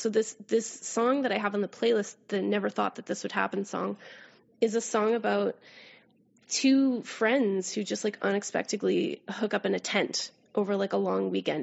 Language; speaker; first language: English; native; English